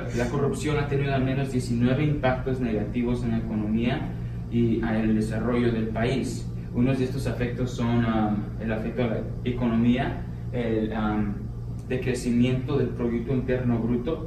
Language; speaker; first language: Spanish; early bilingual, heritage; Spanish